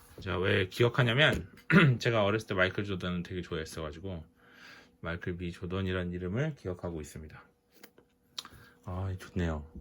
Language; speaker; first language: Korean; native; Korean